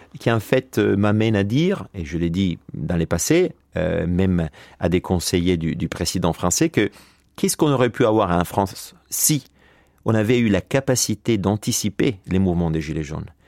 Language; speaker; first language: French; non-native, fluent; Italian